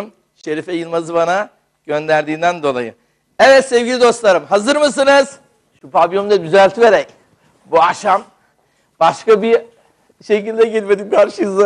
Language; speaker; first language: Turkish; native; Turkish